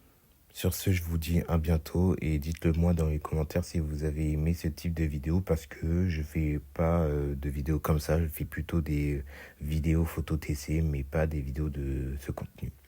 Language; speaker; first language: French; native; French